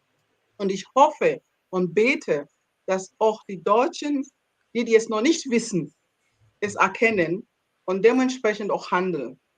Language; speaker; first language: German; non-native, fluent; Ganda